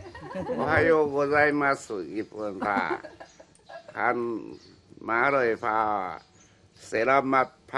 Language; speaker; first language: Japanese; non-native, learner; Hakka Chinese